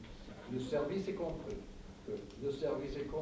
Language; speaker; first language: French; non-native, fluent; English